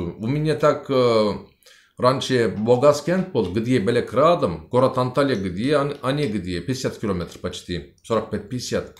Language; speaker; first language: Russian; non-native, learner; Turkish